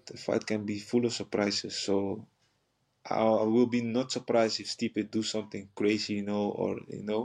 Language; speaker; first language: English; non-native, fluent; Dutch